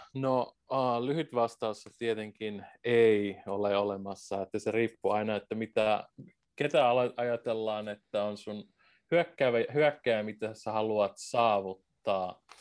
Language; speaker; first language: Finnish; early bilingual, heritage; Finnish